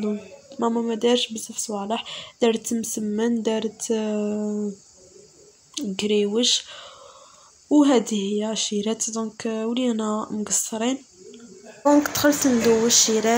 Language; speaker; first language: Arabic; early bilingual, heritage; Arabic